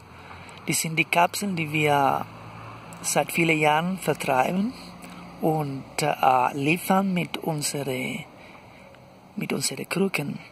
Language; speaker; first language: German; non-native, fluent; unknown